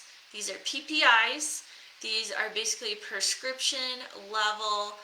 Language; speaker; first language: English; native; English